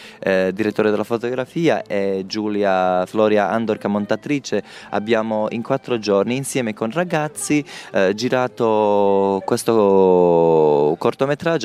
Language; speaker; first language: Italian; non-native, fluent; Bosnian